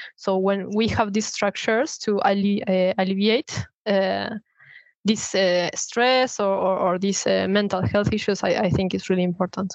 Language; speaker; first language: English; non-native, fluent; Spanish